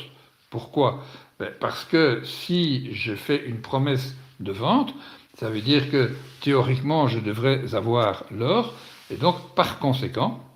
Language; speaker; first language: French; native; French